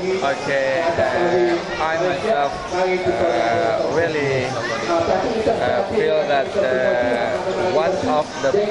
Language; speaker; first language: English; non-native, learner; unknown